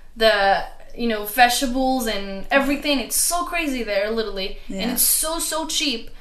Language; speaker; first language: English; non-native, learner; Arabic